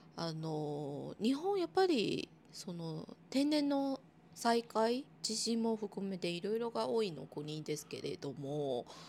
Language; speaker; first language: Japanese; non-native, fluent; Chinese